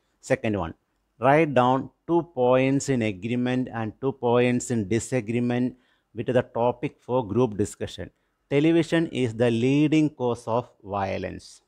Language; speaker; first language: English; non-native, local second language; Malayalam